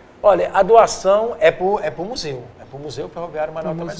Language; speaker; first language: Portuguese; native; Portuguese